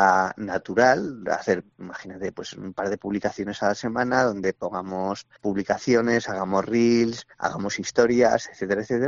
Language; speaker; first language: Spanish; native; Spanish